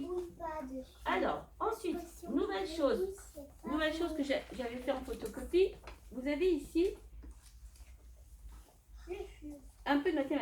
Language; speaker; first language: French; native; French